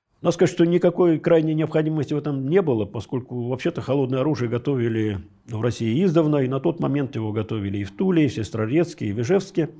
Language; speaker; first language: Russian; native; Russian